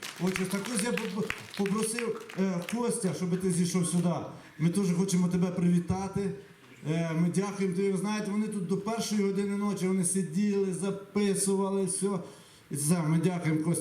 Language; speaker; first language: Ukrainian; native; Ukrainian